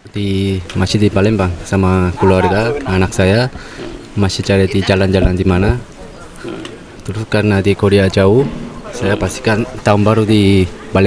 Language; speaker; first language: Indonesian; non-native, learner; Korean